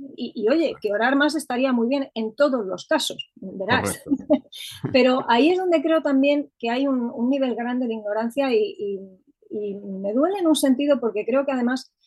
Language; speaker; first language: Spanish; native; Spanish